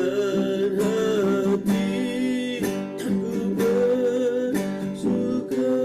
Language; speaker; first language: Indonesian; native; Indonesian